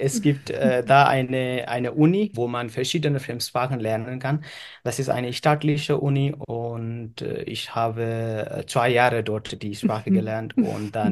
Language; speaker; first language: German; non-native, fluent; Nepali